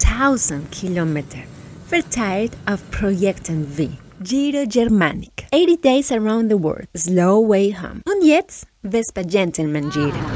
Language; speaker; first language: German; native; German